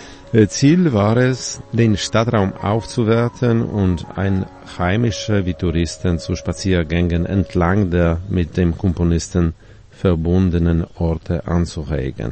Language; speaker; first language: German; non-native, fluent; Polish